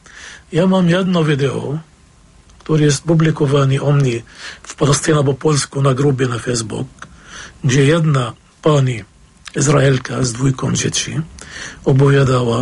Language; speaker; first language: Polish; non-native, fluent; Arabic